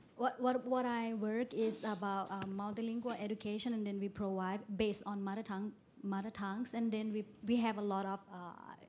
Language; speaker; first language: English; non-native, learner; Thai